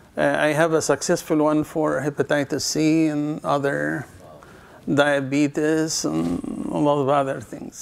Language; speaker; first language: English; non-native, fluent; Arabic